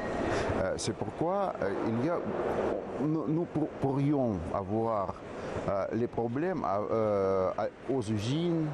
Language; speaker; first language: French; non-native, fluent; Russian